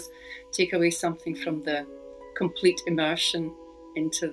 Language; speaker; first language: English; native; English